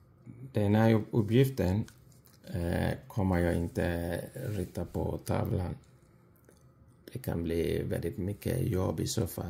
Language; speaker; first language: Swedish; non-native, fluent; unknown